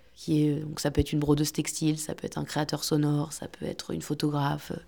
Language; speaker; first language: French; native; French